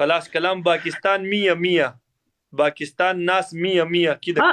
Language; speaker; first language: Arabic; non-native, learner; Pashto